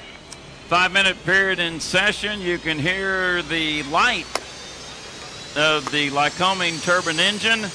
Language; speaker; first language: English; native; English